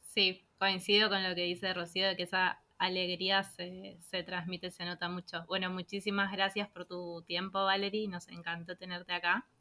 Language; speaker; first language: Spanish; native; Spanish